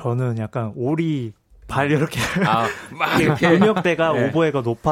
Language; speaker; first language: Korean; native; Korean